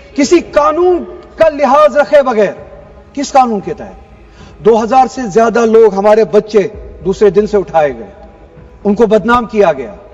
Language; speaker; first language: Urdu; non-native, local second language; Kashmiri